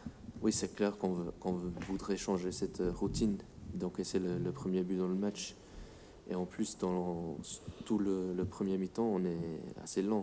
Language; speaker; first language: French; non-native, fluent; English